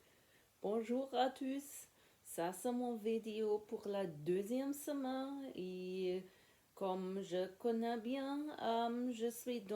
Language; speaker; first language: French; non-native, learner; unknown